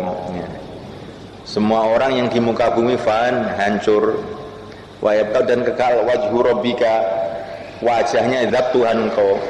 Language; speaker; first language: Indonesian; native; Indonesian